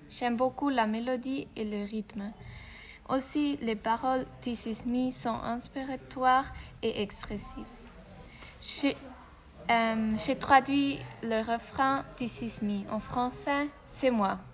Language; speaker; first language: French; non-native, learner; German